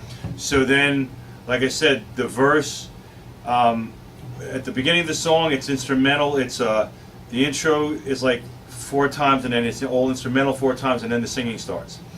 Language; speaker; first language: English; native; English